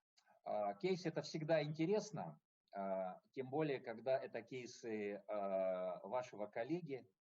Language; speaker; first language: Russian; native; Russian